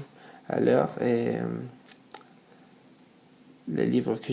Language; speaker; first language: French; non-native, learner; Spanish